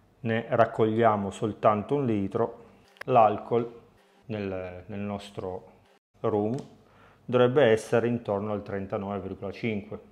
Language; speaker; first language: Italian; native; Italian